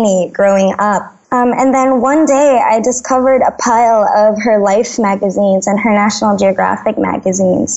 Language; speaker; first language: English; non-native, local second language; Filipino